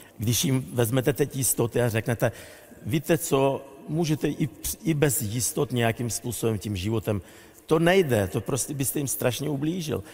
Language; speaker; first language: Czech; non-native, fluent; Russian